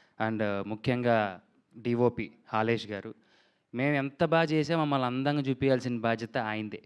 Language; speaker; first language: Telugu; native; Telugu